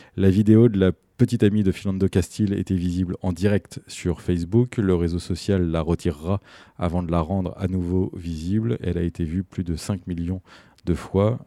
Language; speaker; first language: French; native; French